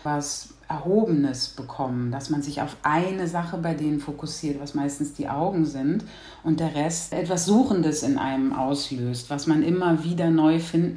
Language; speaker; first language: German; native; German